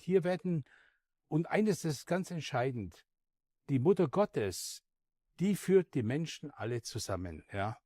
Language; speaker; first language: German; native; German